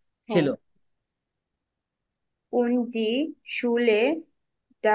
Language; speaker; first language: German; non-native, learner; Bangla